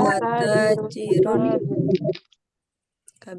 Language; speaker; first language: Arabic; non-native, learner; Indonesian